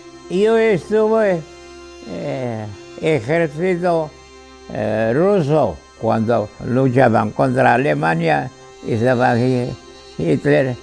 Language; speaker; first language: Spanish; non-native, fluent; Georgian